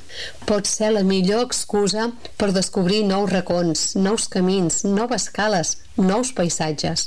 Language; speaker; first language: Catalan; native; Catalan